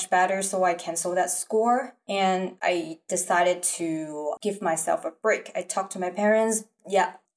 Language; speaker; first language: English; non-native, fluent; Chinese